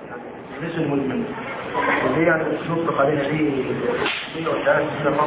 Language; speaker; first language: Arabic; native; Arabic